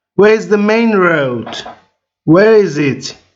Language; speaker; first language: English; non-native, fluent; Persian